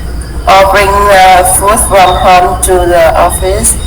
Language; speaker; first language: English; non-native, learner; Vietnamese